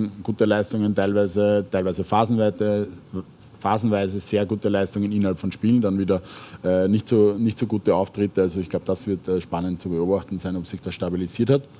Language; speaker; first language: German; native; German